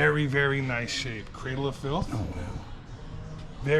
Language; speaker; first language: English; native; English